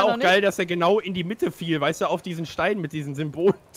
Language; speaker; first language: German; native; German